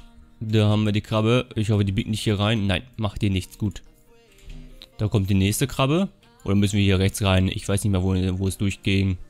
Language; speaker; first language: German; native; German